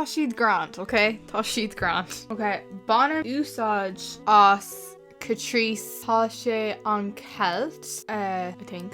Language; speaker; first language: Irish; non-native, local second language; English